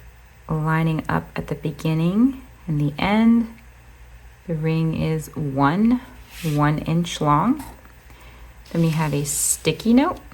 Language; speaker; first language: English; native; English